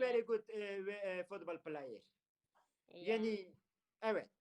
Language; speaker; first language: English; non-native, learner; Turkish